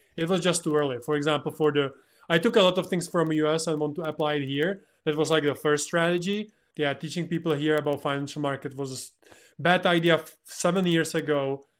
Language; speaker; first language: English; non-native, fluent; Czech